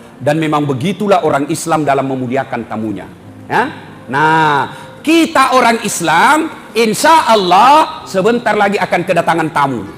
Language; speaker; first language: Indonesian; non-native, local second language; Buginese